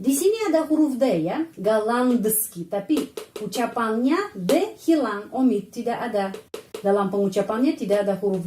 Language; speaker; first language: Indonesian; non-native, fluent; Russian